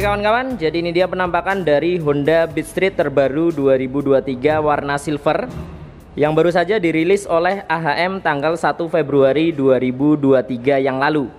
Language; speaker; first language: Indonesian; native; Indonesian